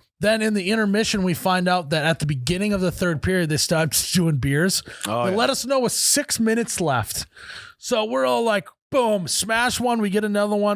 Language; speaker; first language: English; native; English